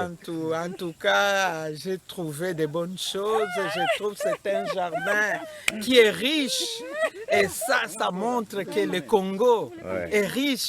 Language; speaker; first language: French; non-native, local second language; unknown